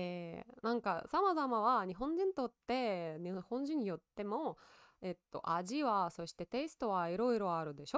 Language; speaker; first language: Japanese; non-native, learner; Russian